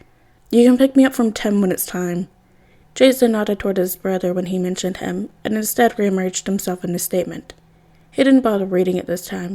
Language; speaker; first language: English; native; English